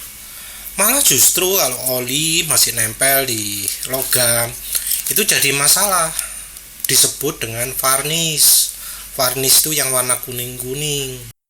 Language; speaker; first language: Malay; non-native, local second language; Javanese